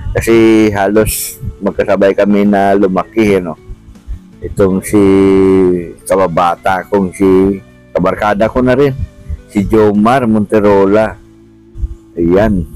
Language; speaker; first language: Filipino; non-native, local second language; Hiligaynon